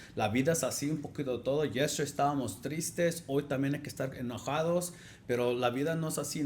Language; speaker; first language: Spanish; early bilingual, heritage; Spanish